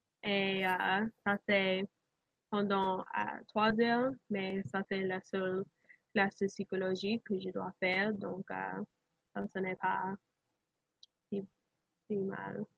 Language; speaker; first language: French; non-native, learner; English